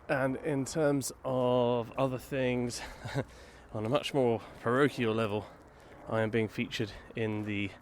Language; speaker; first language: English; native; English